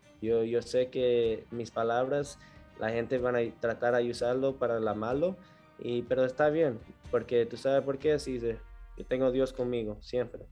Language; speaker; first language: Spanish; early bilingual, heritage; Spanish